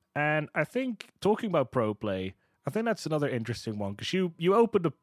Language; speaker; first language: English; non-native, fluent; Hebrew